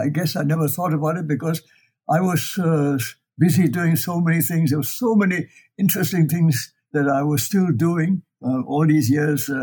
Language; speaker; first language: English; non-native, local second language; Chinese